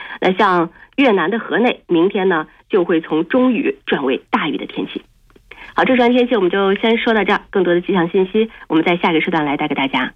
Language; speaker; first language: Chinese; native; Chinese